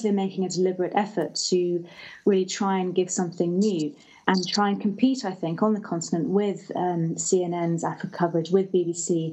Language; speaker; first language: English; native; English